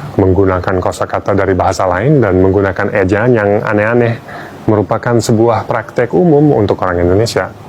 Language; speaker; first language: Indonesian; non-native, fluent; English